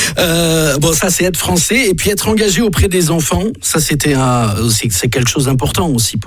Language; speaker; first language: French; native; French